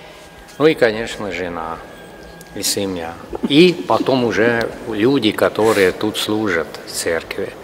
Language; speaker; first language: Russian; non-native, fluent; Hungarian